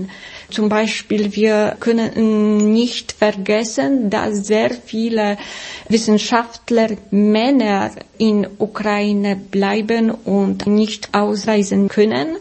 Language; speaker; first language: German; non-native, fluent; Polish